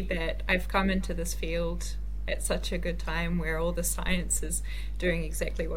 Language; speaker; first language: English; native; English